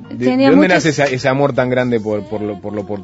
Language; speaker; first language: Spanish; native; Spanish